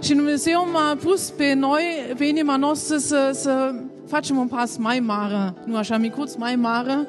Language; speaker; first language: Romanian; non-native, learner; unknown